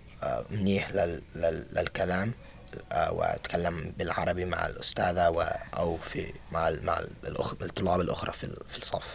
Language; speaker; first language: Arabic; non-native, learner; English